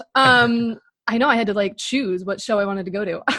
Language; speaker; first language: English; native; English